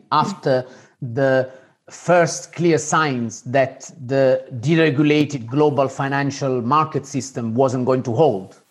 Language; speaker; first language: English; non-native, fluent; Italian